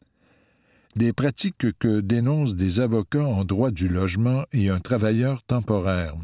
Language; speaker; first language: French; native; French